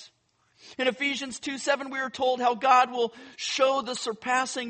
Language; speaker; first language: English; native; English